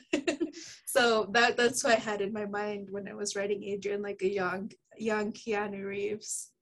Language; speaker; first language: English; early bilingual, other home language; Spanish